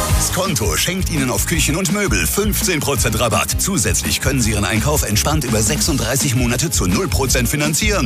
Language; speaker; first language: German; native; German